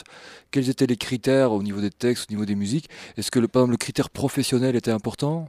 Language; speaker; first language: French; native; French